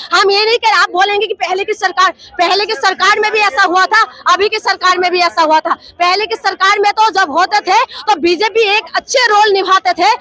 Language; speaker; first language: Hindi; non-native, local second language; Assamese